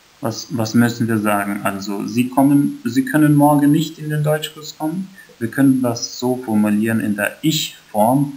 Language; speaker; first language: German; non-native, fluent; Albanian